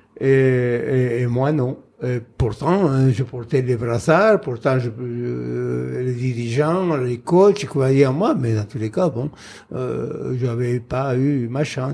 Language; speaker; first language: French; non-native, fluent; Spanish